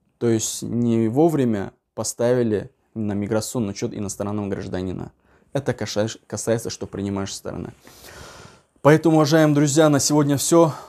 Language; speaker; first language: Russian; non-native, local second language; Uzbek